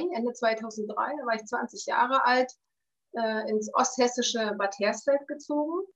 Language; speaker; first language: German; native; German